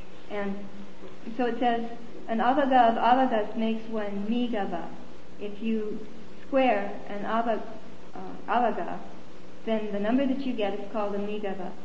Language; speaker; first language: English; native; English